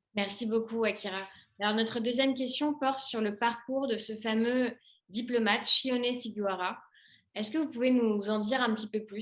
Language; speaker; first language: French; native; French